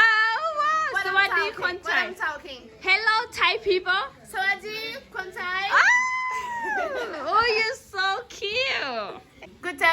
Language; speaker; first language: English; non-native, learner; Thai